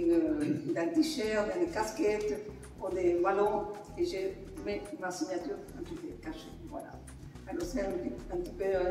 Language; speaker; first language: French; non-native, fluent; Spanish